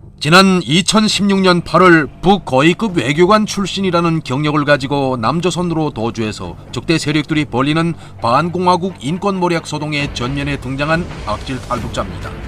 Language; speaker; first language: Korean; native; Korean